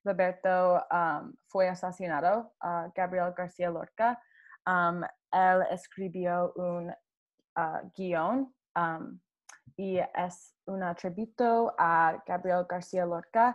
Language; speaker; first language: Spanish; non-native, learner; English